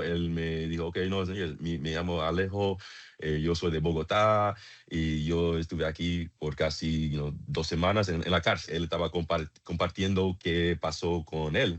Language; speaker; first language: Spanish; non-native, learner; English